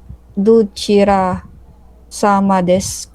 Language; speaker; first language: Japanese; non-native, learner; Filipino